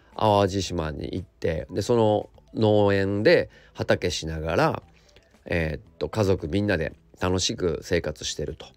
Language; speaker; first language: Japanese; native; Japanese